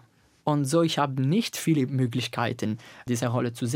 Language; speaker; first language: German; non-native, learner; Italian